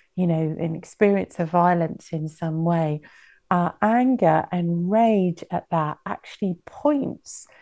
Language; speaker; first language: English; native; English